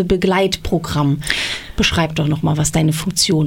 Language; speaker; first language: German; native; German